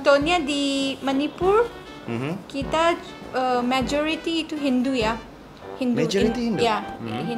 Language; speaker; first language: Indonesian; non-native, fluent; Manipuri